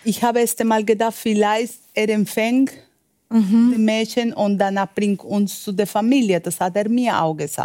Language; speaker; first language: German; non-native, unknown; Spanish